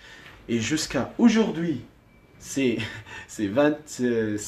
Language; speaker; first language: French; non-native, learner; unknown